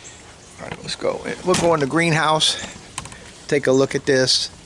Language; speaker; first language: English; native; English